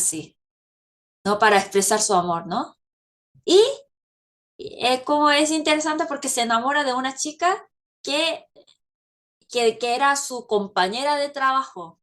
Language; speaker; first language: Spanish; non-native, fluent; Korean